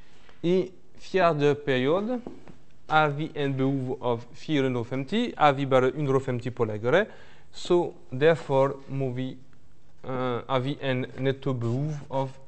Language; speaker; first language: Norwegian; non-native, fluent; French